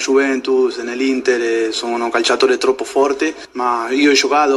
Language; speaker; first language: Italian; non-native, learner; Spanish